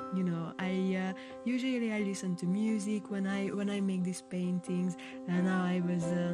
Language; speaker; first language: English; non-native, fluent; Hungarian